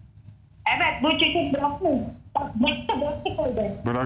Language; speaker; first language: Turkish; non-native, learner; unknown